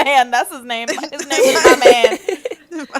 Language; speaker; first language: English; native; English